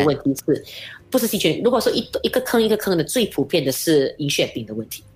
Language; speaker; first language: Chinese; native; Chinese